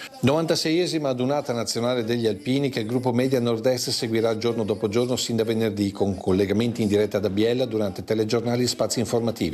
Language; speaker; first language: Italian; native; Italian